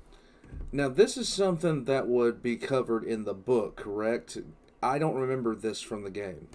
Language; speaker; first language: English; native; English